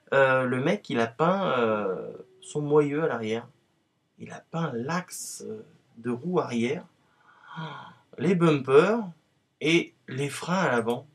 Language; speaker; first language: French; native; French